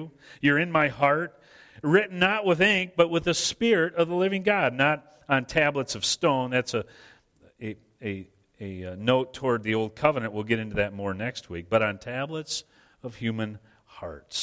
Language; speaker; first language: English; native; English